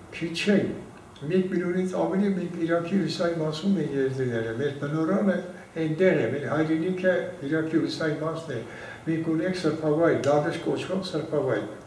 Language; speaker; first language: Armenian; non-native, local second language; Kurdish